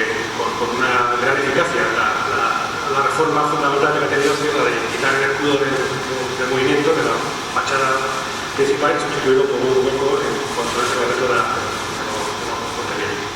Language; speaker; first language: Spanish; native; Spanish